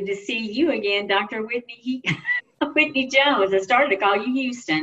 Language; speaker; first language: English; native; English